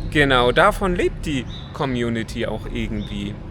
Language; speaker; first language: German; native; German